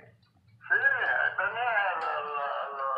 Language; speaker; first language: Spanish; native; Spanish